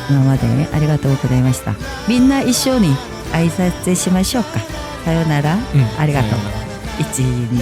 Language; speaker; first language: Japanese; non-native, learner; Korean